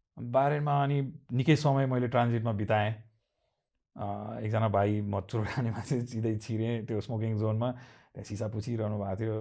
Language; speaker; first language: Nepali; native; Nepali